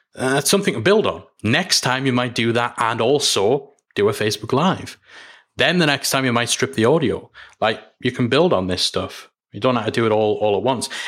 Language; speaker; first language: English; native; English